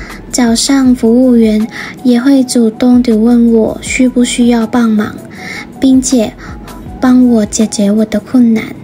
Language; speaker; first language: Chinese; non-native, fluent; Vietnamese